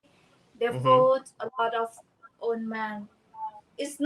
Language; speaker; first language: English; non-native, learner; Thai